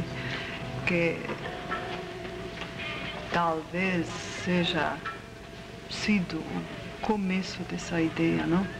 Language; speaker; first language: Portuguese; non-native, fluent; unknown